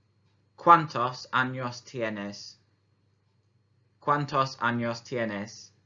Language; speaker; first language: Spanish; non-native, fluent; English